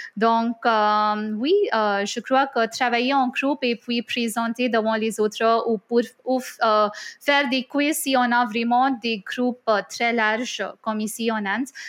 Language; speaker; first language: French; non-native, fluent; Hindi